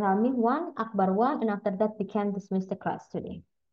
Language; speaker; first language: English; non-native, fluent; Indonesian